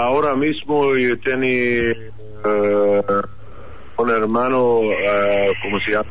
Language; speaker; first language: Spanish; non-native, learner; Arabic